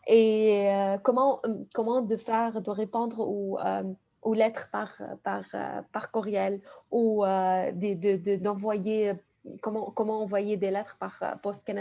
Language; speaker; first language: French; non-native, fluent; Arabic